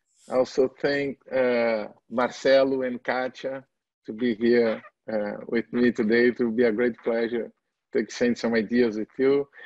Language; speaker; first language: English; non-native, fluent; Portuguese